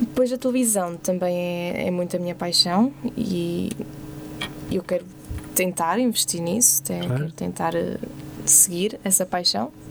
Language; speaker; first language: Portuguese; native; Portuguese